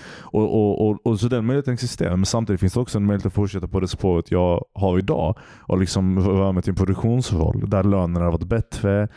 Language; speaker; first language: Swedish; early bilingual, other home language; Turkish